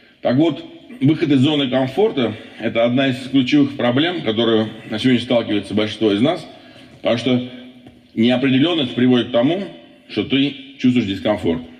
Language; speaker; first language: Russian; non-native, local second language; Armenian